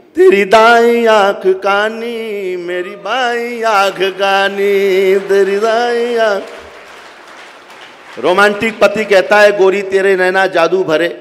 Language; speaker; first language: Hindi; native; Hindi